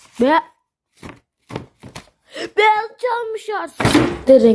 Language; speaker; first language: Turkish; native; Turkish